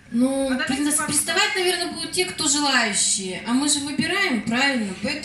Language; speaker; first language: Russian; native; Russian